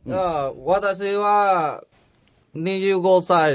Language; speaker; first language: Japanese; non-native, learner; Vietnamese